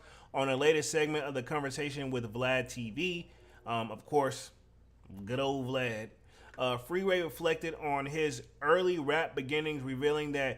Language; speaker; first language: English; native; English